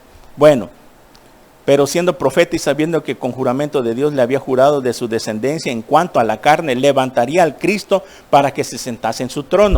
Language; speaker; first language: Spanish; native; Spanish